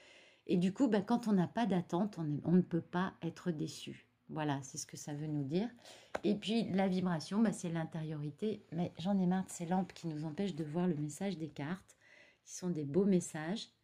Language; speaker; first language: French; native; French